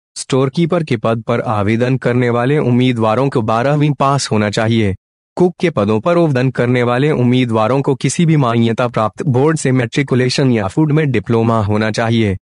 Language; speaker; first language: Hindi; native; Hindi